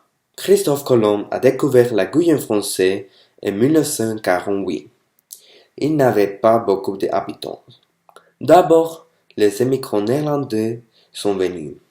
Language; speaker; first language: French; non-native, learner; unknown